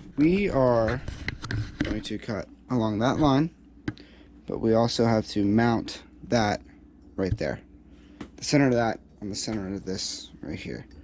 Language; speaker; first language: English; native; English